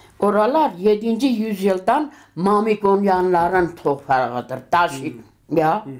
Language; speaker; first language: Turkish; early bilingual, heritage; Turkish